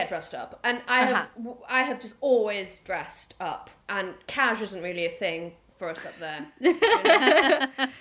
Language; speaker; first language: English; native; English